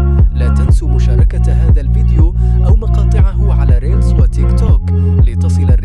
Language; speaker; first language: Arabic; native; Arabic